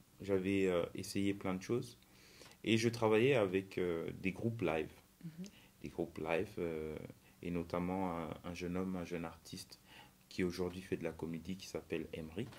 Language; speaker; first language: French; early bilingual, other home language; Lingala